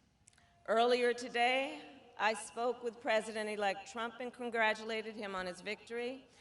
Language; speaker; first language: English; native; English